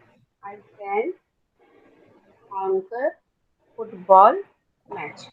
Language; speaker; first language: English; non-native, learner; Hindi